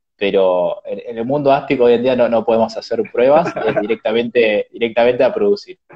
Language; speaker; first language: Spanish; native; Spanish